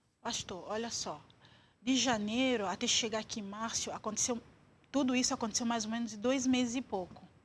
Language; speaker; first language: Portuguese; non-native, fluent; Swahili